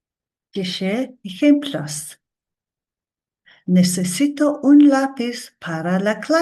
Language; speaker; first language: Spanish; non-native, fluent; Mongolian